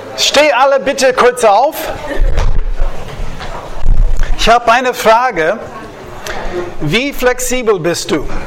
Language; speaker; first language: German; non-native, fluent; English